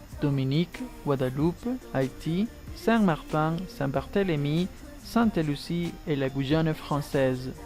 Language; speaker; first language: French; non-native, learner; Spanish